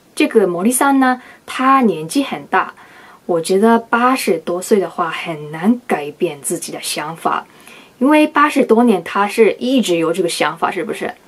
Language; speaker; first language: Chinese; non-native, fluent; Japanese